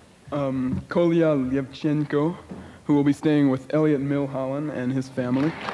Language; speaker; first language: English; native; English